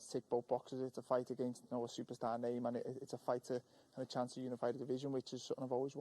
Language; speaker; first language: English; native; English